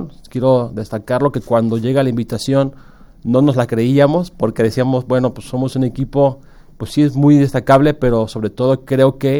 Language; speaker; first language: Spanish; native; Spanish